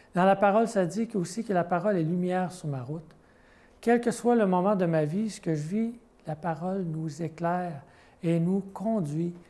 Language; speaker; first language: French; native; French